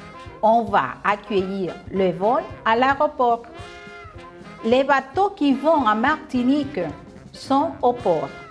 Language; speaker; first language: French; non-native, fluent; Spanish